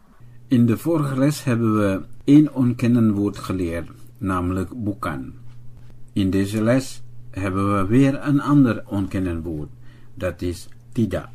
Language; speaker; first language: Dutch; non-native, fluent; Indonesian